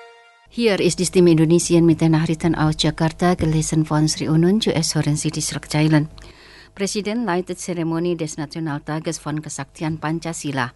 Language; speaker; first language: German; non-native, fluent; Indonesian